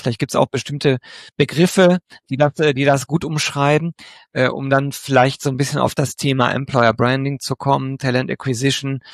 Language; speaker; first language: German; native; German